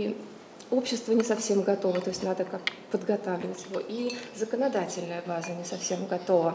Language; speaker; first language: Russian; native; Russian